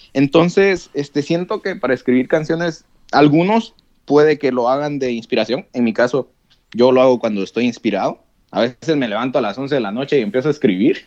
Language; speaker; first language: Spanish; native; Spanish